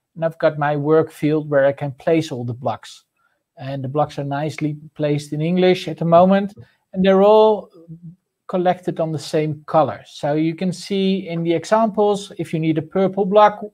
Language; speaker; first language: English; non-native, fluent; Dutch